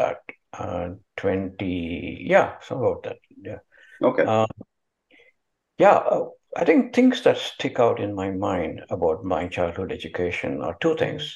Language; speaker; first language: English; non-native, local second language; Kannada